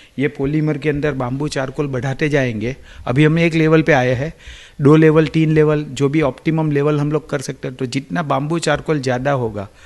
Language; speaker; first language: Hindi; non-native, local second language; Gujarati